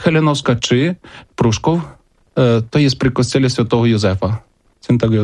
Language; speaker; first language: Polish; non-native, learner; Ukrainian